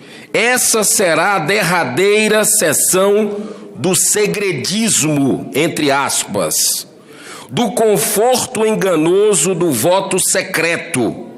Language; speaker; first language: Portuguese; native; Portuguese